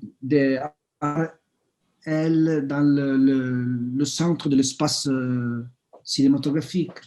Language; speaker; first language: French; non-native, fluent; Italian